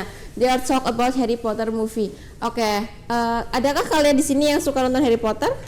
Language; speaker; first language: English; non-native, learner; Indonesian